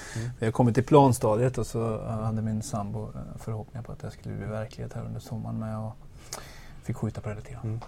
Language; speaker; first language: Swedish; native; Swedish